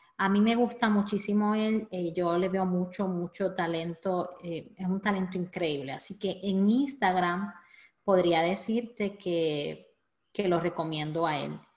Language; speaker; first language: Spanish; native; Spanish